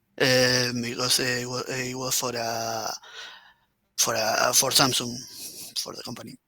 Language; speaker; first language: English; non-native, learner; Spanish